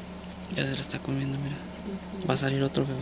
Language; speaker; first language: Spanish; native; Spanish